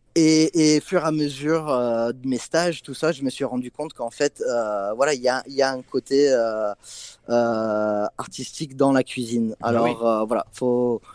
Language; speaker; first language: French; non-native, fluent; English